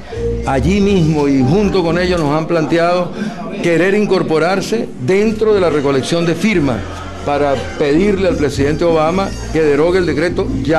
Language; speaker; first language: Spanish; native; Spanish